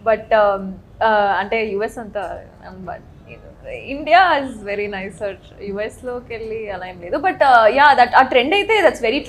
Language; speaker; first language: Telugu; native; Telugu